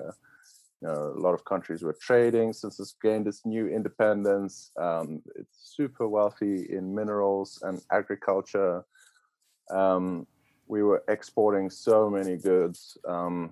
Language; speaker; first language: English; native; English